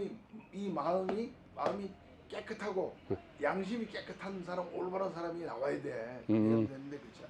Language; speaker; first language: Korean; native; Korean